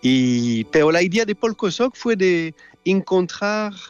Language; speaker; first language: Spanish; non-native, learner; French